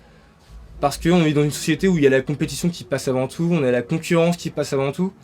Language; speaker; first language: French; native; French